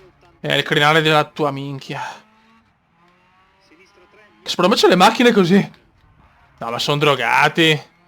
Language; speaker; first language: Italian; native; Italian